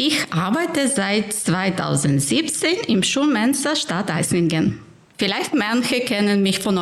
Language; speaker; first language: German; non-native, fluent; Ukrainian